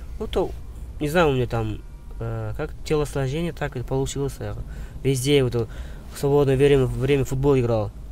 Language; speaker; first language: Russian; non-native, local second language; Kazakh